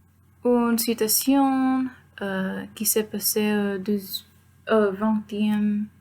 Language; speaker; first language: French; non-native, fluent; Spanish